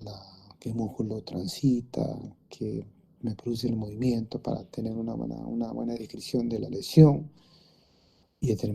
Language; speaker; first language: Spanish; native; Spanish